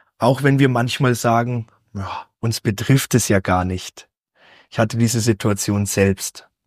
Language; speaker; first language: German; native; German